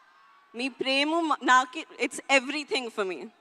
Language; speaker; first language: Telugu; non-native, learner; Hindi